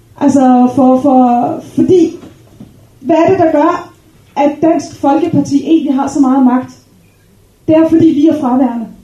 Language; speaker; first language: Danish; early bilingual, other home language; Arabic